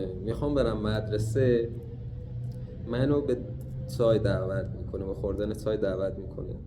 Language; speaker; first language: Persian; native; Persian